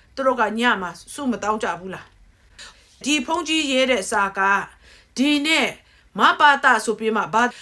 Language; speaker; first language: Burmese; native; Burmese